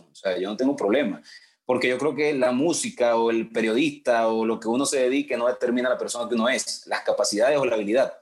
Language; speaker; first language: Spanish; native; Spanish